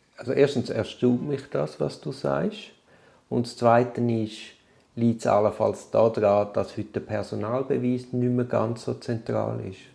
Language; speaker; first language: German; native; German